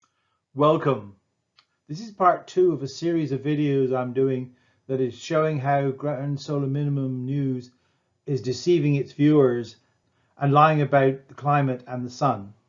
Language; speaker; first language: English; native; English